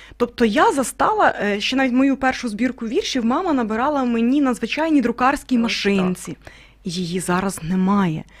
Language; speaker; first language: Ukrainian; native; Ukrainian